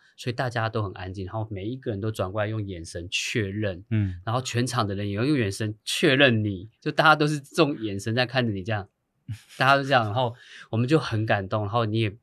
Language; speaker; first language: Chinese; native; Chinese